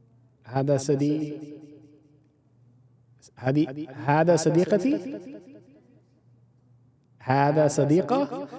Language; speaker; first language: Arabic; non-native, fluent; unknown